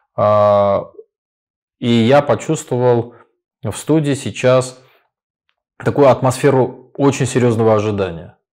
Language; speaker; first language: Russian; non-native, local second language; Armenian